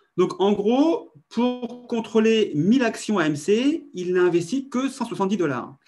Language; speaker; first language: French; native; French